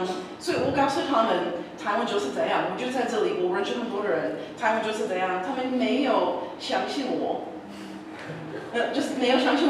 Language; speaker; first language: Chinese; non-native, learner; English